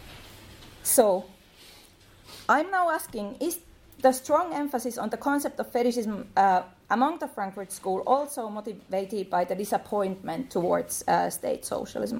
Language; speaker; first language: English; non-native, fluent; Finnish